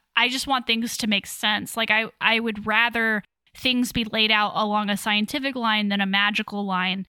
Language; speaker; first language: English; native; English